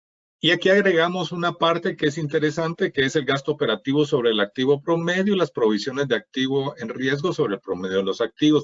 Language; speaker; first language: Spanish; native; Spanish